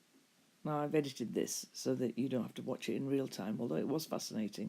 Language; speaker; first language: English; native; English